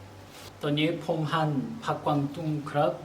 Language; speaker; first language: Thai; non-native, learner; Korean